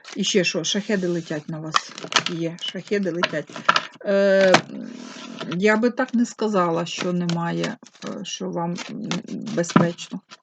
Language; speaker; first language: Ukrainian; non-native, local second language; Russian